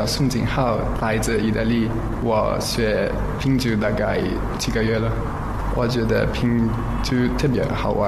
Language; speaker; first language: Chinese; non-native, learner; Italian